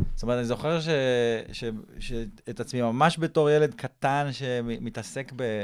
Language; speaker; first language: Hebrew; early bilingual, other home language; English